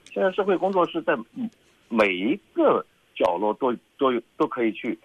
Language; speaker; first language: Chinese; native; Chinese